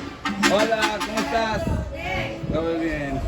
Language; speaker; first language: Spanish; non-native, learner; English